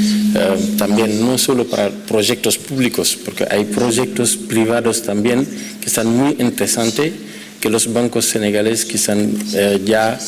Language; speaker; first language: Spanish; non-native, fluent; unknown